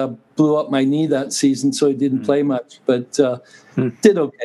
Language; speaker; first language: English; native; English